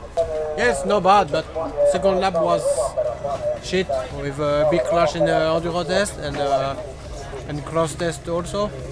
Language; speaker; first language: English; non-native, learner; French